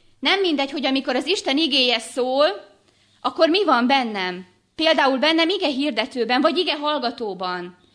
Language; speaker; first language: Hungarian; native; Hungarian